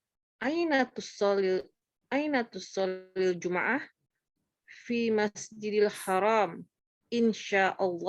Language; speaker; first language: Arabic; non-native, learner; Indonesian